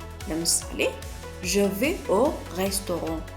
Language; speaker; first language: French; non-native, fluent; Amharic